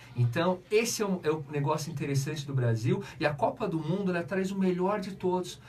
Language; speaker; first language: Portuguese; native; Portuguese